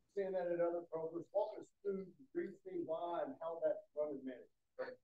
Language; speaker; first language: English; native; English